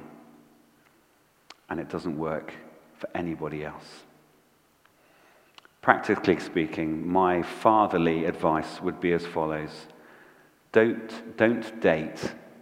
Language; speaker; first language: English; native; English